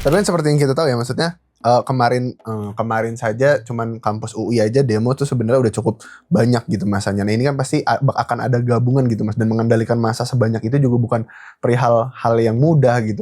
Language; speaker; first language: Indonesian; native; Indonesian